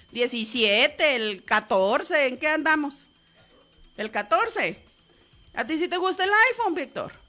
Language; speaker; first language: Spanish; native; Spanish